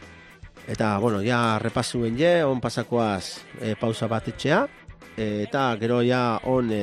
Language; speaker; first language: Basque; native; Basque